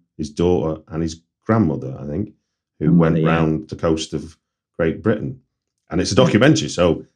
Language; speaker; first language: English; native; English